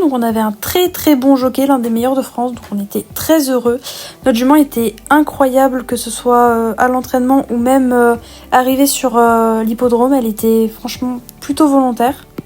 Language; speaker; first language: French; native; French